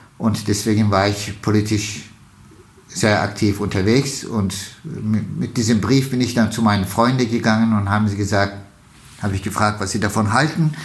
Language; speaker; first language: German; non-native, fluent; Turkish